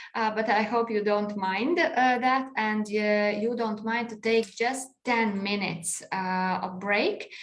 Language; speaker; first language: English; non-native, fluent; Latvian